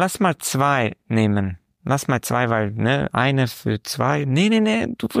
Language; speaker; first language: German; non-native, learner; Romanian